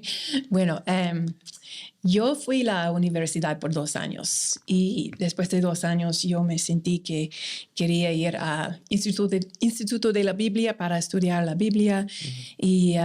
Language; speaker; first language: Spanish; non-native, fluent; English